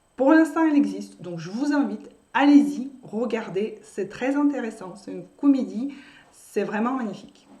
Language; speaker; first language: French; non-native, fluent; Russian